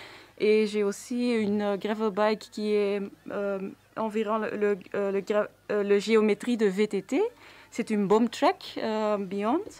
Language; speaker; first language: French; non-native, local second language; Dutch